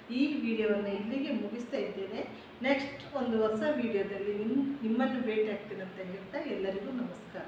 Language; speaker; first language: Kannada; native; Kannada